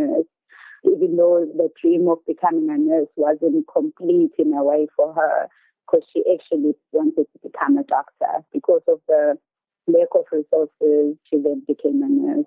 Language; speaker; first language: English; non-native, local second language; Zulu